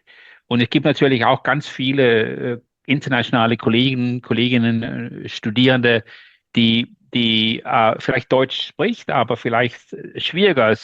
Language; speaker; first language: German; non-native, learner; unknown